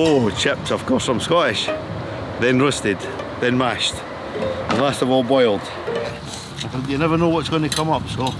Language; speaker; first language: English; native; English